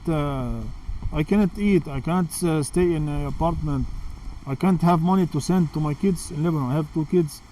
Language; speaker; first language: English; non-native, learner; Arabic